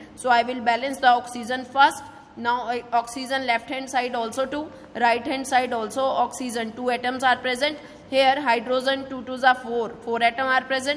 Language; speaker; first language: English; non-native, local second language; Hindi